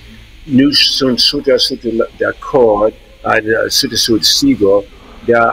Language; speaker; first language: Romanian; early bilingual, heritage; English